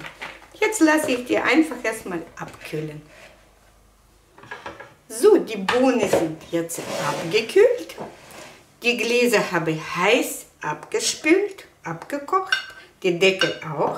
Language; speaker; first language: German; non-native, fluent; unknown